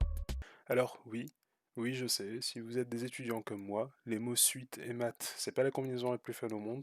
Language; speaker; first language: French; native; French